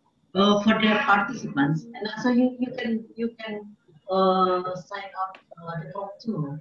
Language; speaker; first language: English; non-native, learner; Indonesian